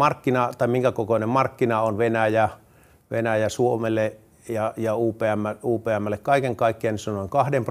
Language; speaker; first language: Finnish; native; Finnish